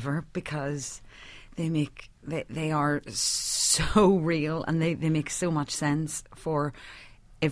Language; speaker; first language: English; native; English